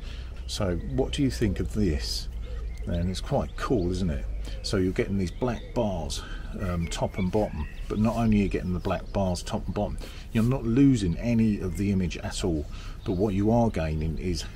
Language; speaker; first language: English; native; English